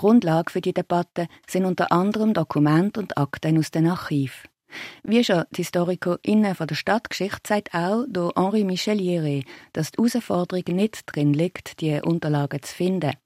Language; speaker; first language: German; native; German